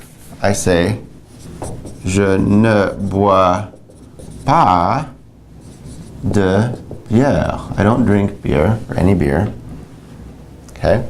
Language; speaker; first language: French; non-native, fluent; English